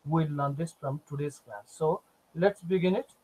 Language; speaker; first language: English; non-native, local second language; Nepali